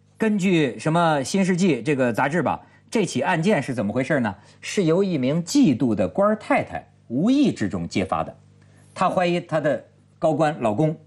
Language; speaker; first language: Chinese; native; Chinese